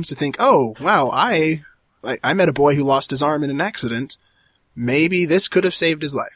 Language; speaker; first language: English; native; English